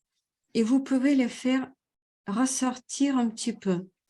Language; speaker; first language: French; non-native, fluent; Russian